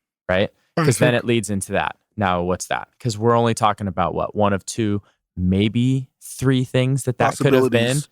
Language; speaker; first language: English; native; English